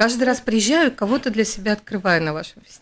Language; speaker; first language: Russian; native; Russian